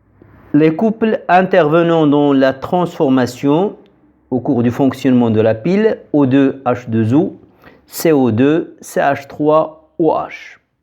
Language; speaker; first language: French; non-native, local second language; Arabic